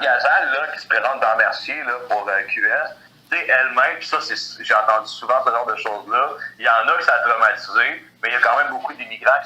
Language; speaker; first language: French; native; French